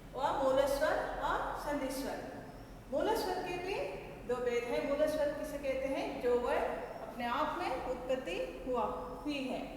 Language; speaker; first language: Hindi; non-native, local second language; Kannada